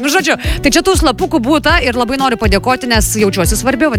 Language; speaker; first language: Lithuanian; native; Lithuanian